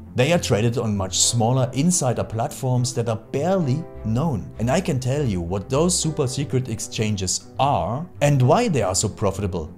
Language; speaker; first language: English; non-native, fluent; German